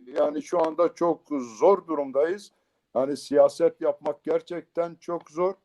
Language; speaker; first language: Turkish; non-native, local second language; Kurdish